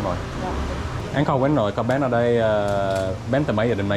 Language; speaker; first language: Vietnamese; non-native, learner; English